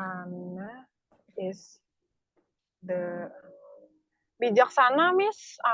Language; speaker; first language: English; non-native, learner; Indonesian